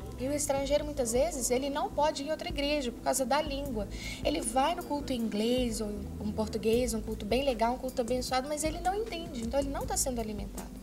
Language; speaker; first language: Portuguese; native; Portuguese